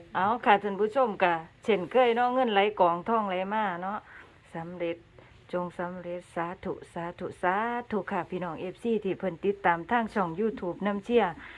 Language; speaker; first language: Thai; native; Thai